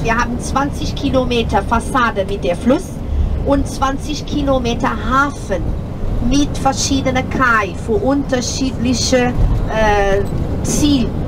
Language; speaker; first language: German; non-native, fluent; Portuguese